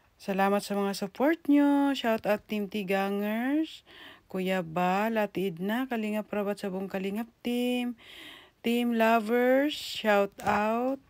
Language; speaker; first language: Filipino; non-native, local second language; Hiligaynon